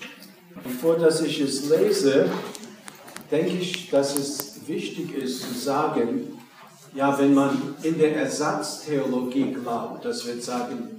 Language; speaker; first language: German; non-native, fluent; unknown